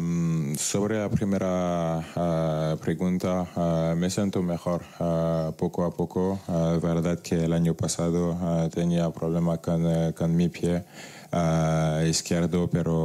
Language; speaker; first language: Spanish; non-native, fluent; French